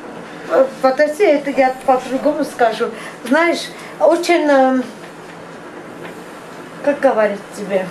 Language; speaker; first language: Russian; non-native, learner; Armenian